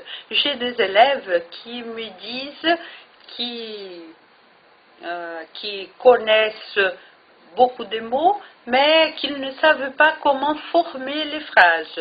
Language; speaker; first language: French; non-native, fluent; Portuguese